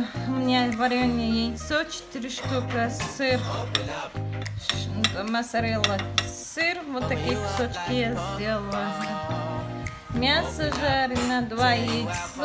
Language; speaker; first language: Russian; non-native, learner; Tajik